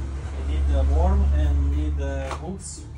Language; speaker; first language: English; non-native, learner; Lithuanian